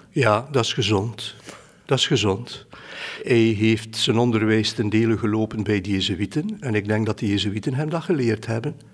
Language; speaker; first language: Dutch; native; Dutch